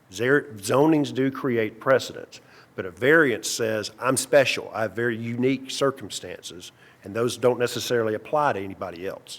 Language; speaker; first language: English; native; English